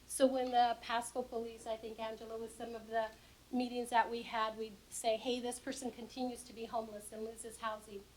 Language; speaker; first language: English; native; English